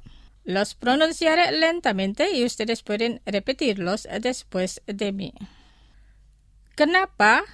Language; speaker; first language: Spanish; non-native, fluent; Indonesian